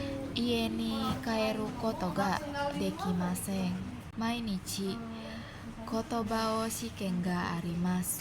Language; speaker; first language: Japanese; non-native, learner; Indonesian